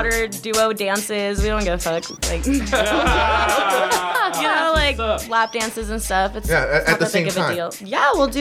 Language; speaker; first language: English; native; English